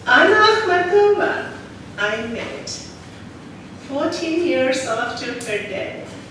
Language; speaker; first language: English; non-native, local second language; Hindi